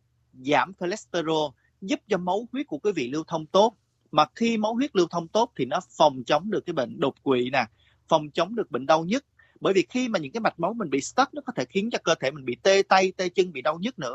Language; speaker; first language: Vietnamese; native; Vietnamese